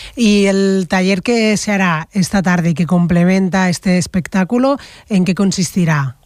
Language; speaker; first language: Spanish; non-native, local second language; Catalan